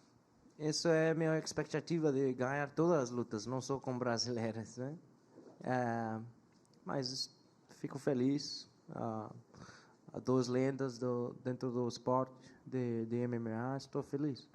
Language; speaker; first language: Portuguese; non-native, learner; English